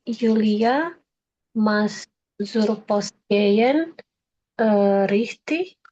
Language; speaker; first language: German; non-native, learner; Indonesian